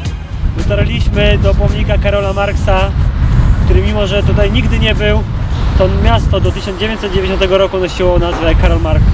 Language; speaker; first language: Polish; native; Polish